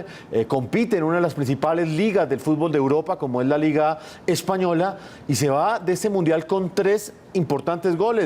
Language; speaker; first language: Spanish; native; Spanish